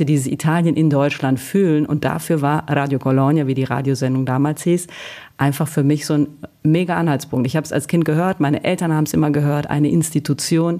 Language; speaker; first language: German; early bilingual, other home language; Italian